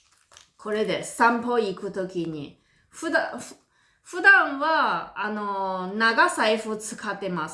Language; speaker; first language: Japanese; non-native, fluent; Chinese